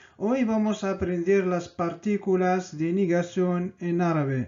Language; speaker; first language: Spanish; non-native, fluent; Arabic